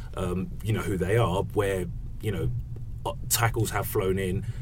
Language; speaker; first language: English; native; English